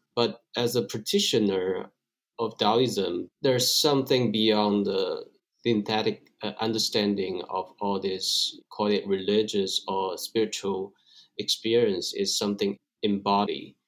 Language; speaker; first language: English; non-native, fluent; Chinese